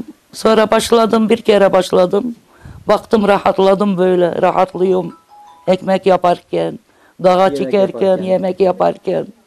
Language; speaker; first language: Turkish; non-native, local second language; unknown